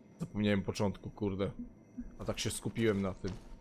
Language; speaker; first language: Polish; native; Polish